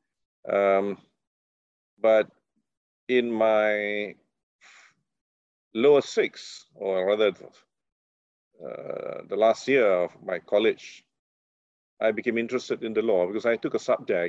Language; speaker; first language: English; non-native, local second language; Malay